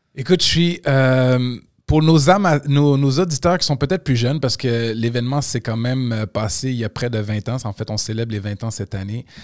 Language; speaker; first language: French; native; French